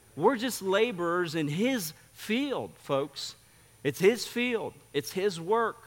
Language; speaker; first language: English; early bilingual, heritage; English